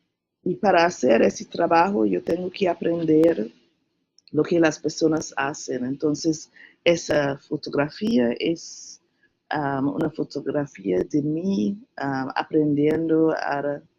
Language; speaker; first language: Spanish; non-native, learner; English